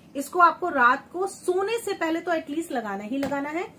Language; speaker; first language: Hindi; native; Hindi